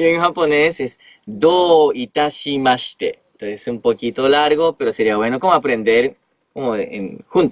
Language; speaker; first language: Spanish; non-native, fluent; Japanese